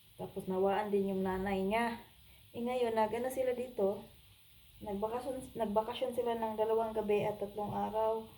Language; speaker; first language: Filipino; non-native, local second language; Cebuano